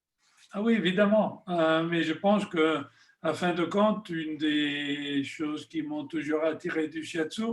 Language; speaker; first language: French; non-native, fluent; Spanish